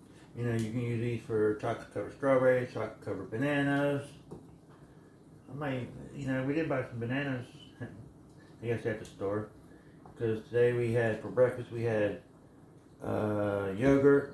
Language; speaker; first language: English; native; English